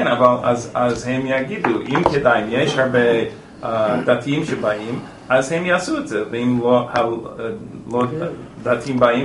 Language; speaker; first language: Hebrew; non-native, learner; English